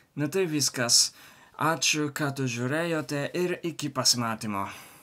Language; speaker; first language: Lithuanian; non-native, learner; Japanese